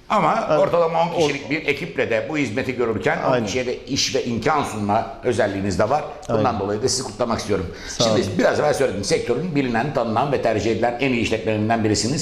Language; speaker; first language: Turkish; native; Turkish